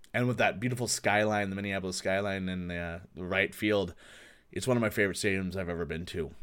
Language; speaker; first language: English; native; English